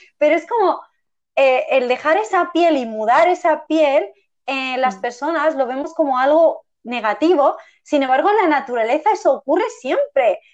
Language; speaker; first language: Spanish; early bilingual, other home language; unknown